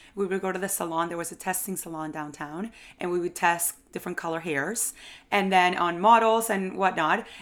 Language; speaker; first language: English; non-native, fluent; Spanish